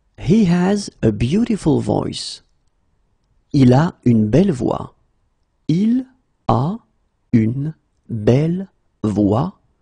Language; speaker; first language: French; native; French